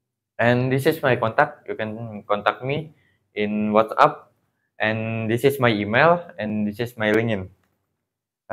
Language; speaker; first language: English; non-native, learner; Indonesian